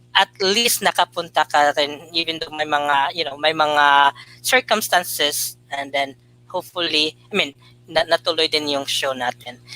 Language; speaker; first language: Filipino; non-native, local second language; Cebuano